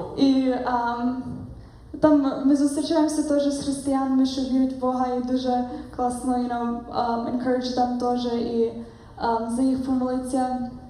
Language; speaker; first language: Ukrainian; early bilingual, heritage; Ukrainian